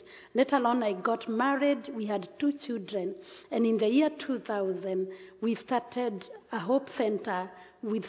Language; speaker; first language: English; non-native, local second language; Kikuyu